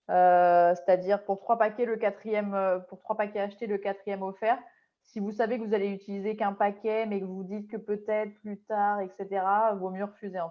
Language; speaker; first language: French; native; French